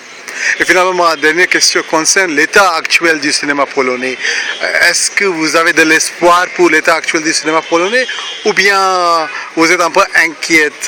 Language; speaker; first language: French; non-native, fluent; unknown